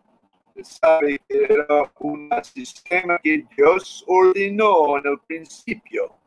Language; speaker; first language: Spanish; non-native, fluent; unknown